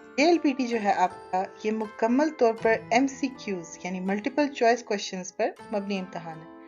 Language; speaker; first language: Urdu; native; Urdu